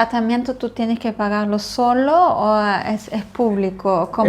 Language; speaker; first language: Spanish; non-native, fluent; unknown